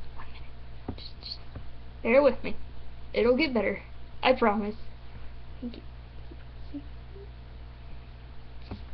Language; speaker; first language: English; native; English